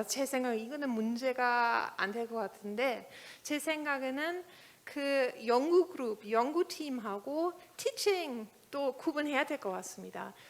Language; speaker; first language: Korean; non-native, fluent; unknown